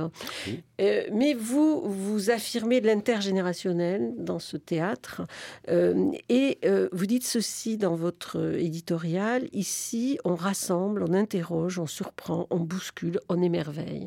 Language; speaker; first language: French; native; French